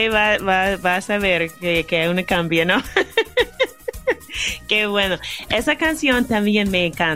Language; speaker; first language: Spanish; non-native, fluent; English